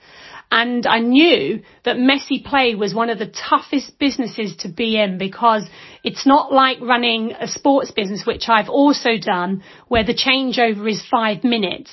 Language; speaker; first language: English; native; English